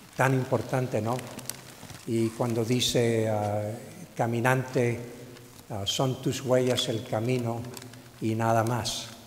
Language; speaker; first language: Spanish; non-native, fluent; English